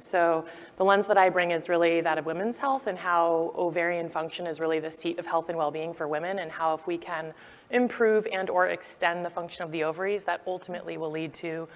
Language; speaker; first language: English; native; English